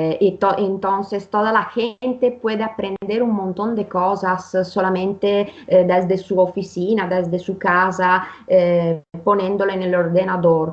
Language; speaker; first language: Spanish; non-native, fluent; Italian